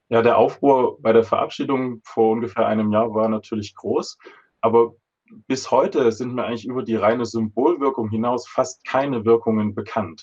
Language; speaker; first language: German; native; German